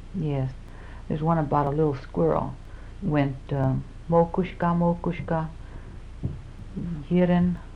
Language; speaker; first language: English; early bilingual, other home language; Finnish